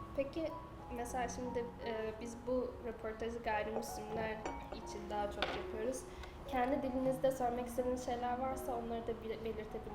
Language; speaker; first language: Turkish; native; Turkish